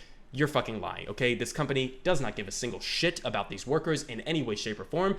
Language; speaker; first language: English; native; English